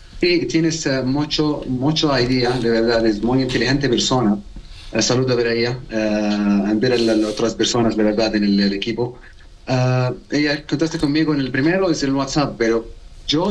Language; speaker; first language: Spanish; non-native, learner; Arabic